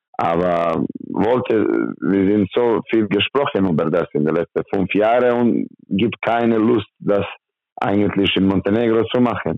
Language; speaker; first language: German; non-native, learner; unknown